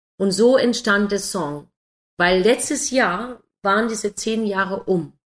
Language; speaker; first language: German; non-native, fluent; English